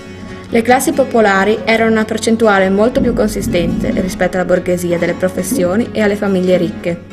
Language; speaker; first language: Italian; native; Italian